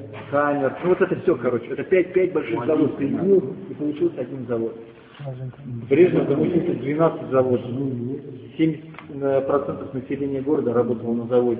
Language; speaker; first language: Russian; native; Russian